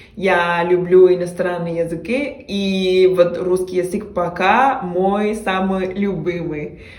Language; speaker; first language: Russian; non-native, fluent; Spanish